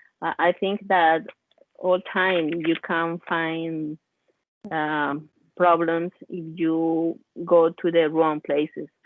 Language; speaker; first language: English; non-native, learner; Spanish